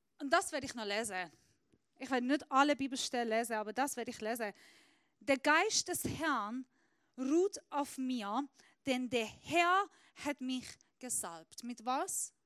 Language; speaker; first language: German; non-native, fluent; Persian